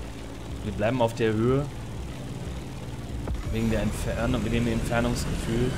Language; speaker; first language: German; native; German